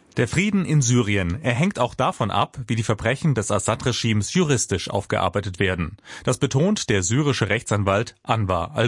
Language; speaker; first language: German; native; German